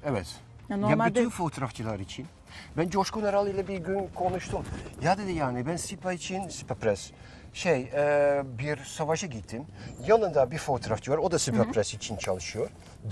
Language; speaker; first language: Turkish; non-native, fluent; Dutch